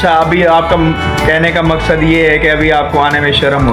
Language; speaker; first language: Hindi; non-native, local second language; Sindhi